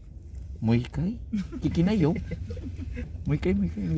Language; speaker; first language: Japanese; non-native, learner; Cebuano